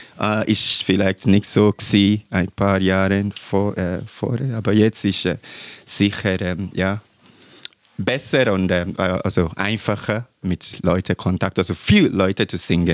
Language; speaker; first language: German; non-native, learner; English